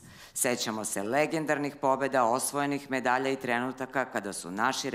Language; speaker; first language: Serbian; native; Serbian